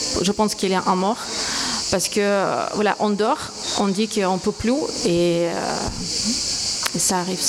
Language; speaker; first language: French; non-native, fluent; Ukrainian